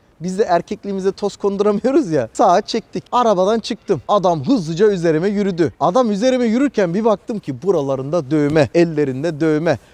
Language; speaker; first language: Turkish; early bilingual, heritage; Turkish